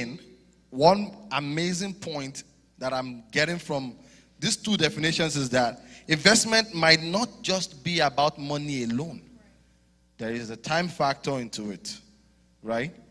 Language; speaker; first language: English; non-native, local second language; Yoruba